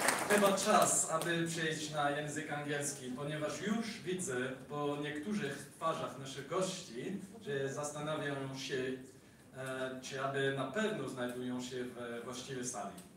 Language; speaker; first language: Polish; non-native, learner; French